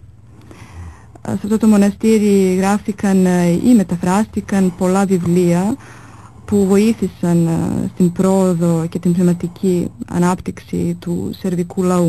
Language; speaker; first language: Greek; non-native, fluent; Serbian